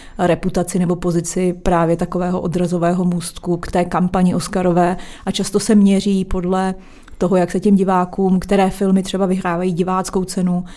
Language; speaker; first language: Czech; native; Czech